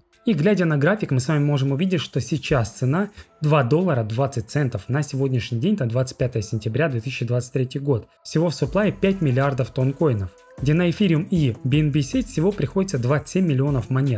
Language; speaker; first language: Russian; native; Russian